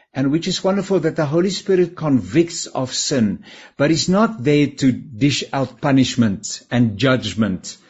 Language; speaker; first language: English; non-native, local second language; Afrikaans